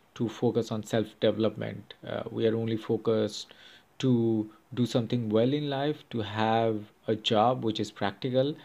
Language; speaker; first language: English; non-native, local second language; Hindi